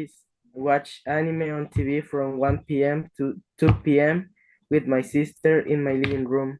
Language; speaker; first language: English; non-native, learner; Spanish